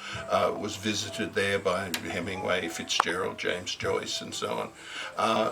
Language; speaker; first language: English; native; English